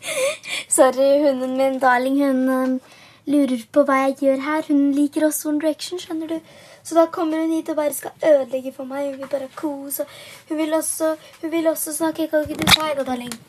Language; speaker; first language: Norwegian; non-native, local second language; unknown